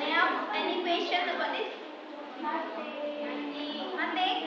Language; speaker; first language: English; non-native, learner; Indonesian